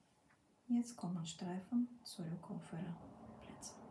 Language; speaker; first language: German; non-native, fluent; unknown